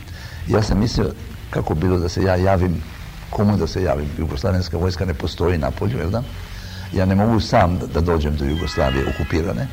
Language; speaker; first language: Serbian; early bilingual, heritage; Croatian